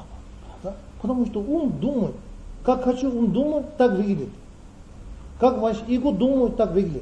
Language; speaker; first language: Russian; non-native, learner; Tibetan